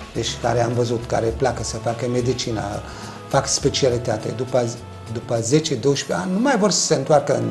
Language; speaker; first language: Romanian; non-native, fluent; Arabic